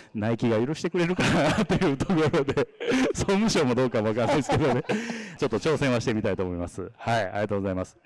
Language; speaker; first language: Japanese; native; Japanese